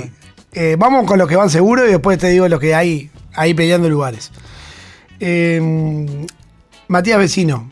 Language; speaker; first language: Spanish; native; Spanish